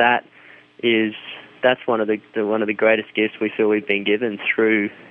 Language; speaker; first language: English; native; English